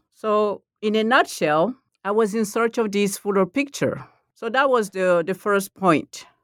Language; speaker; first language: English; non-native, fluent; Mandingo